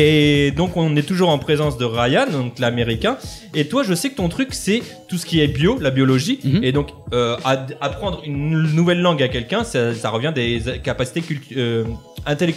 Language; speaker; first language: French; native; French